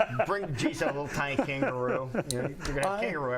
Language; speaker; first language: English; native; English